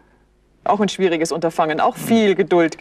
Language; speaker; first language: German; native; German